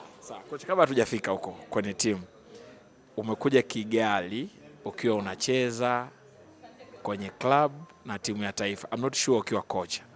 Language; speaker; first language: Swahili; native; Swahili